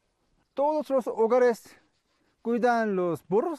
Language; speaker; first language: Spanish; non-native, learner; Korean